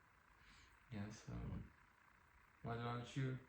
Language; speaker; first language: English; non-native, learner; French